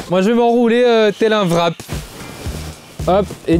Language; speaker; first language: French; native; French